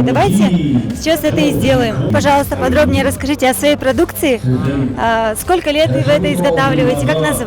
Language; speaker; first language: Russian; native; Russian